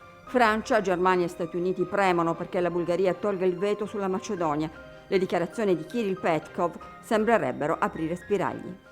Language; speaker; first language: Italian; native; Italian